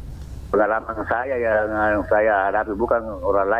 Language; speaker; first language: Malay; non-native, local second language; Buginese